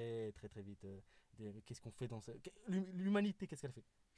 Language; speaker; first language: French; native; French